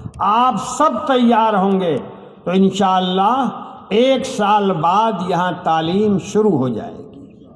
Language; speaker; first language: Urdu; native; Urdu